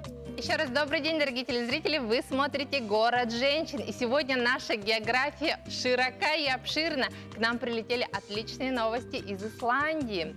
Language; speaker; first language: Russian; native; Russian